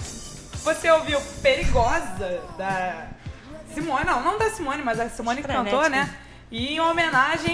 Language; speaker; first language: Portuguese; native; Portuguese